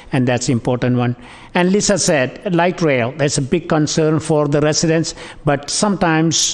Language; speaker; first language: English; non-native, local second language; Tamil